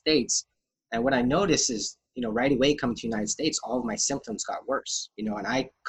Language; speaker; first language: English; native; English